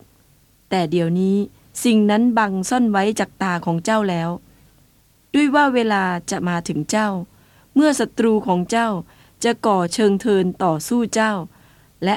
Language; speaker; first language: Thai; native; Thai